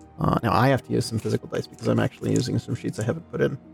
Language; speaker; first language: English; native; English